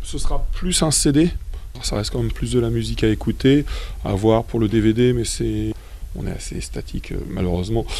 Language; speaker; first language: French; native; French